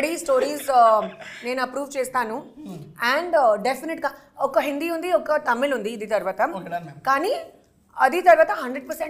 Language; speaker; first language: Telugu; non-native, learner; Hindi